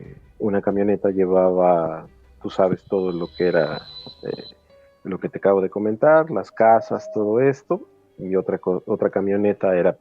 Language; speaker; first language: Spanish; native; Spanish